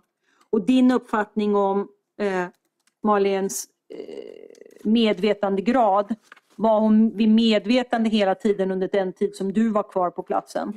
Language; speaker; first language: Swedish; native; Swedish